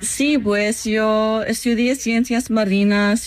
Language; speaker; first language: Spanish; non-native, learner; English